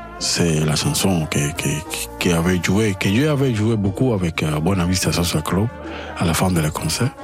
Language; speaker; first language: French; non-native, learner; Spanish